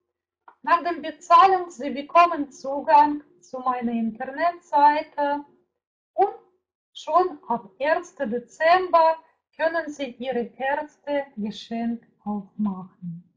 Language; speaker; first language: German; non-native, fluent; Russian